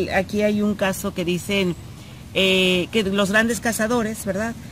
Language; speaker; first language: Spanish; native; Spanish